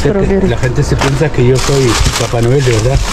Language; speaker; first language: Spanish; native; Spanish